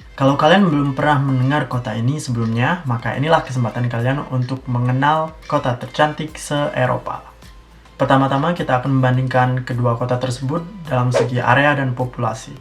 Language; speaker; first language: Indonesian; native; Indonesian